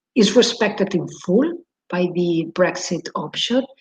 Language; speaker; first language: English; non-native, fluent; Catalan